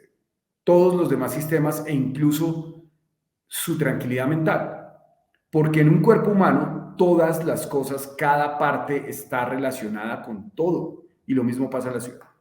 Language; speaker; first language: Spanish; native; Spanish